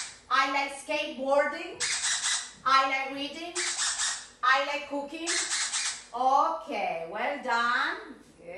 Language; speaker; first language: English; non-native, fluent; Spanish